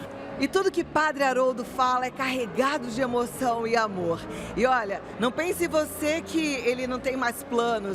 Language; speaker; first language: Portuguese; native; Portuguese